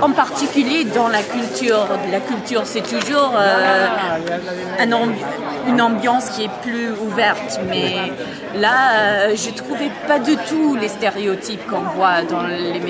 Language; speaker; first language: French; non-native, fluent; English